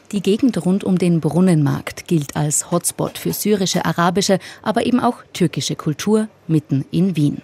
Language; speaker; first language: German; native; German